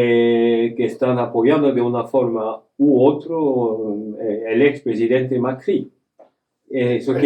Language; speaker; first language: Spanish; non-native, fluent; French